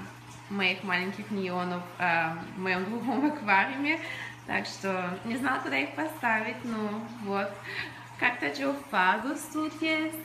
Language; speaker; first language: Russian; early bilingual, other home language; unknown